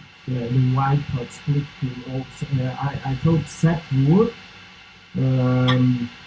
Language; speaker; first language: English; non-native, fluent; Italian